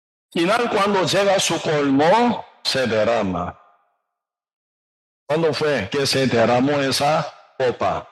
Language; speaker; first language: Spanish; non-native, learner; Korean